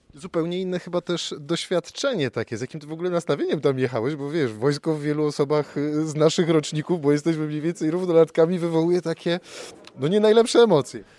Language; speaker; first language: Polish; native; Polish